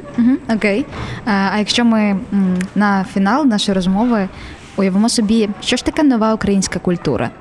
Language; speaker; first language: Ukrainian; native; Ukrainian